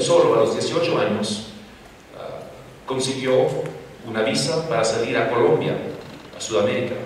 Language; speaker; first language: Spanish; non-native, fluent; English